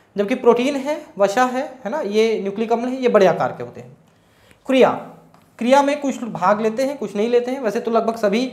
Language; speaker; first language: Hindi; native; Hindi